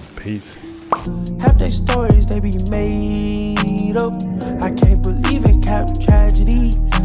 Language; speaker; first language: English; native; English